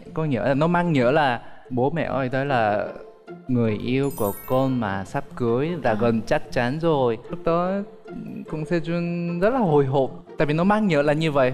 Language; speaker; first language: Vietnamese; non-native, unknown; Korean